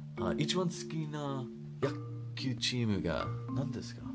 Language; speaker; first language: Japanese; non-native, learner; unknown